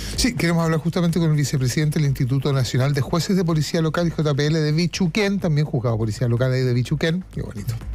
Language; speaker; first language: Spanish; native; Spanish